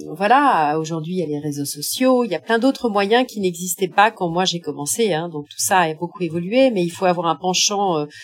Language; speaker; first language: French; native; French